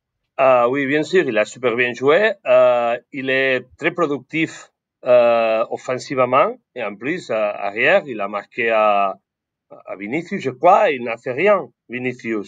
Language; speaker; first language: French; non-native, fluent; Spanish